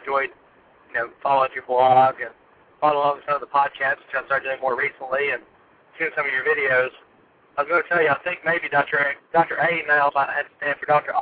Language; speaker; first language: English; native; English